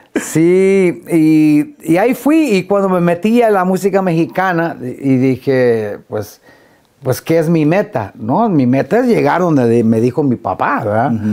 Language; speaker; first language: Spanish; early bilingual, heritage; Spanish